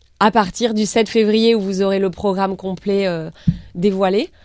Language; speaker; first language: French; native; French